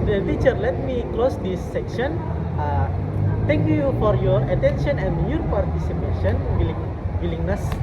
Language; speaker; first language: English; non-native, learner; Indonesian